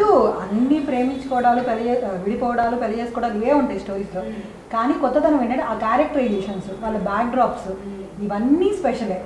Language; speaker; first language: Telugu; native; Telugu